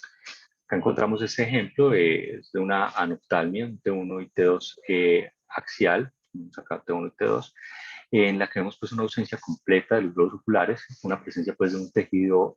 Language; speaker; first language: Spanish; native; Spanish